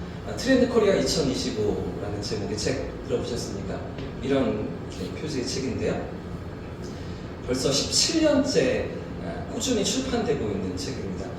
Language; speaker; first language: Korean; native; Korean